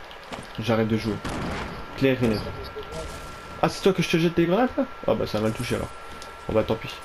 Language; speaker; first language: French; native; French